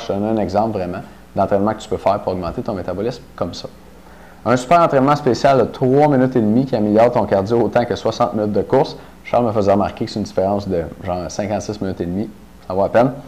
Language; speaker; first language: French; native; French